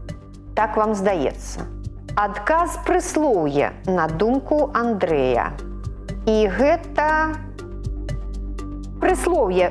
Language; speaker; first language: Belarusian; native; Belarusian